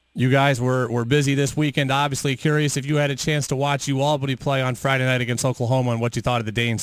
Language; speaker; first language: English; native; English